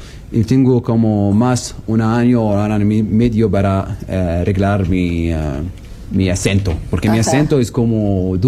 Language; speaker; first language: Spanish; non-native, learner; Arabic